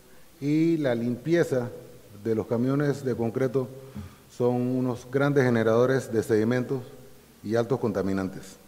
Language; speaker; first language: Spanish; native; Spanish